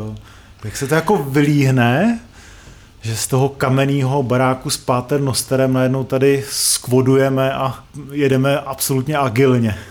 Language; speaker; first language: Czech; native; Czech